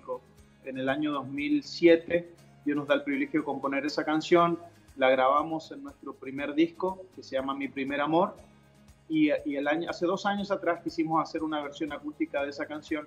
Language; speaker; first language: Spanish; native; Spanish